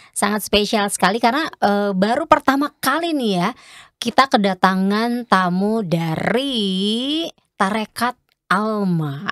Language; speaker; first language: Indonesian; native; Indonesian